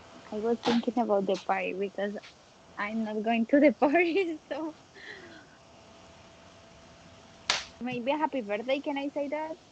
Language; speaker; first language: English; non-native, learner; Spanish